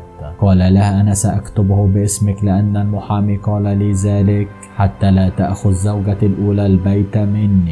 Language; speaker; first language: Arabic; native; Arabic